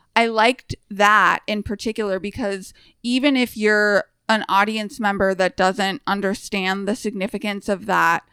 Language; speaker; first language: English; native; English